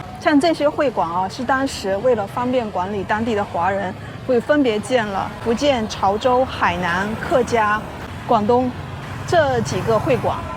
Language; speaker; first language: Chinese; native; Chinese